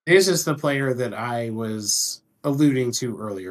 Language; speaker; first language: English; native; English